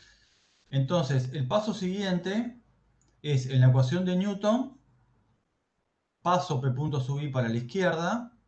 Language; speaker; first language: Spanish; native; Spanish